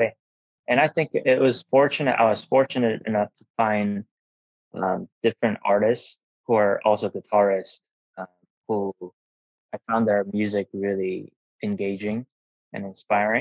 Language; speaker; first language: English; non-native, fluent; Korean